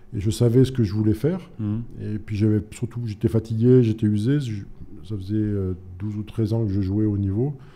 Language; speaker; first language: French; native; French